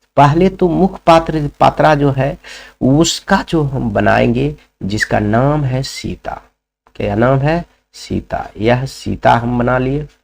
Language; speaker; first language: Hindi; native; Hindi